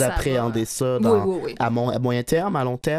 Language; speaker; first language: French; native; French